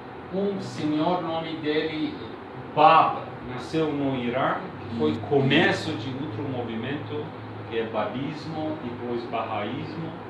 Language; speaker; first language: Portuguese; non-native, learner; Persian